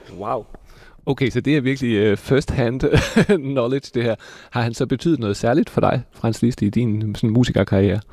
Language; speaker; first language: Danish; native; Danish